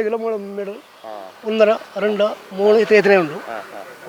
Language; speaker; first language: Malayalam; non-native, learner; Nepali